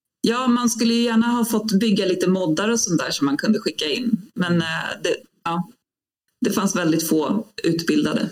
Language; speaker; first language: Swedish; native; Swedish